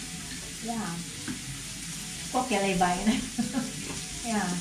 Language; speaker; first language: Finnish; non-native, learner; Filipino